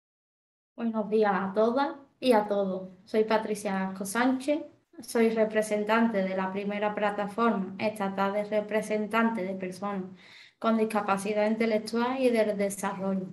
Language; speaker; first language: Spanish; native; Spanish